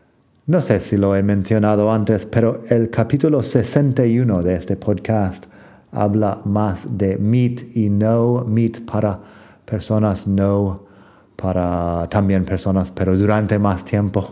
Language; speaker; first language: Spanish; non-native, fluent; English